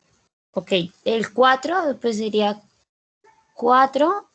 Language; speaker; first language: Spanish; native; Spanish